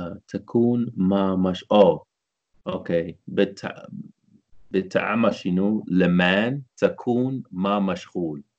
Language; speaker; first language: Arabic; non-native, learner; English